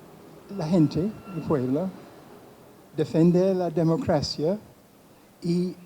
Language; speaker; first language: Spanish; non-native, fluent; English